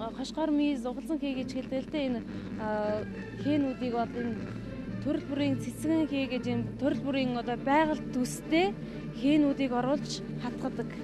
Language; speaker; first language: Mongolian; non-native, local second language; Kazakh